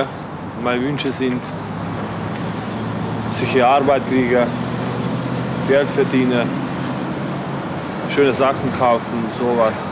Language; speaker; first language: German; non-native, learner; Hungarian